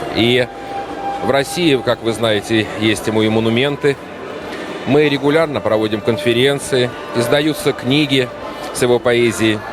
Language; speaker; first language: Russian; native; Russian